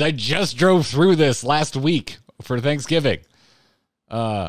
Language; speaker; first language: English; native; English